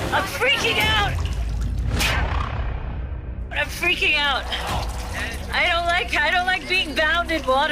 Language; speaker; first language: English; non-native, local second language; Hindi